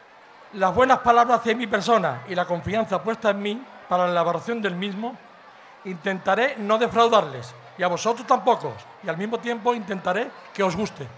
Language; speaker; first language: Spanish; native; Spanish